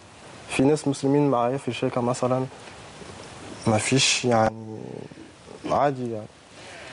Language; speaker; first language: Arabic; non-native, learner; French